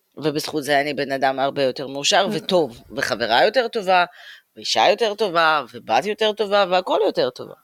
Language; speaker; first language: Hebrew; early bilingual, other home language; Russian